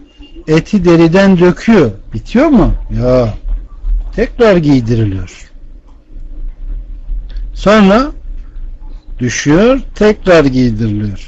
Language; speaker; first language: Turkish; native; Turkish